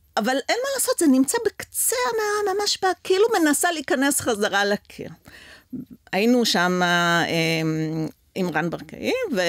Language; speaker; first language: Hebrew; early bilingual, other home language; French